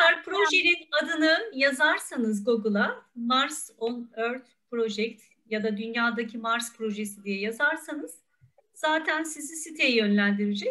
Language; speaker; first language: Turkish; native; Turkish